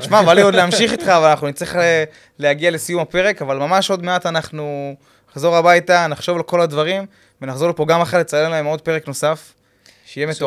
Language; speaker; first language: Hebrew; native; Hebrew